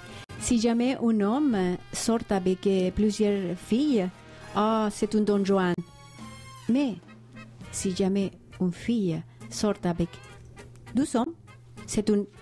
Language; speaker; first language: French; non-native, fluent; Spanish